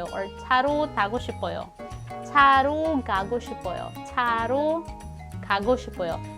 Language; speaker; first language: Korean; non-native, fluent; Filipino